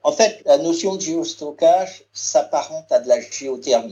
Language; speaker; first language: French; native; French